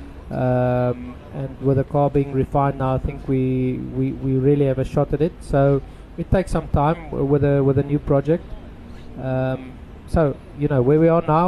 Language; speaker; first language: English; non-native, local second language; Afrikaans